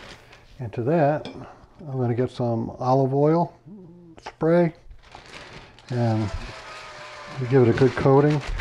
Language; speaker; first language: English; native; English